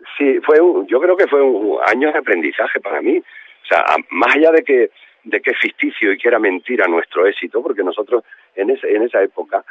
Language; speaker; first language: Spanish; native; Spanish